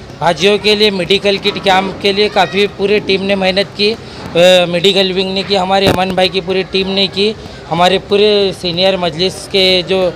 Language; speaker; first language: Hindi; non-native, local second language; Urdu